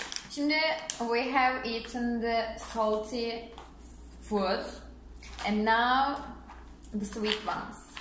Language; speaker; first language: English; non-native, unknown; Turkish